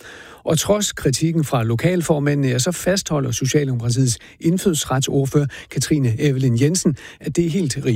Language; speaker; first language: Danish; native; Danish